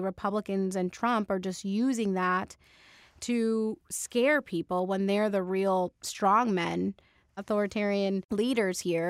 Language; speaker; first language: English; native; English